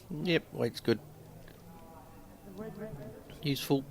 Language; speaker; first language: English; native; English